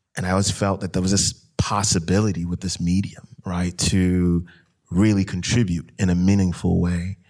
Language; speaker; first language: English; non-native, local second language; Akan